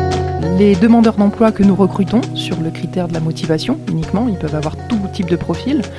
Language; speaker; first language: French; native; French